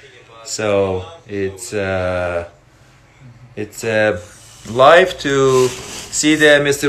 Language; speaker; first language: English; non-native, learner; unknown